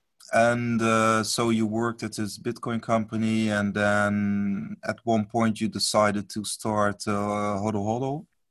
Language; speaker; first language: English; non-native, fluent; Dutch